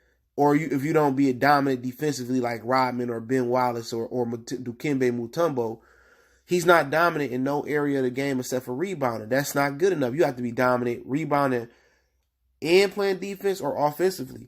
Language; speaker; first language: English; native; English